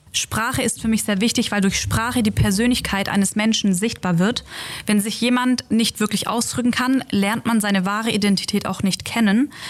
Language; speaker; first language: German; native; German